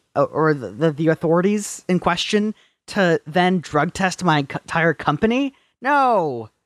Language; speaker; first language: English; native; English